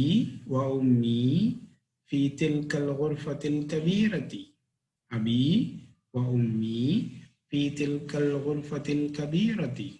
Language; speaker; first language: Arabic; non-native, fluent; Tamil